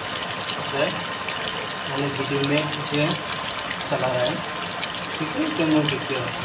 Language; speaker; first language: Hindi; non-native, local second language; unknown